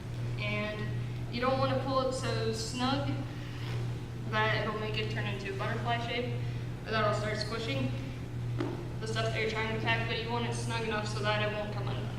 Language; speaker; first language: English; native; English